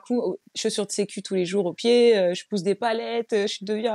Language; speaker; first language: French; native; French